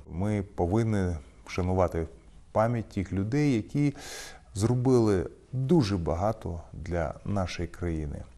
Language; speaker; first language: Ukrainian; non-native, local second language; Russian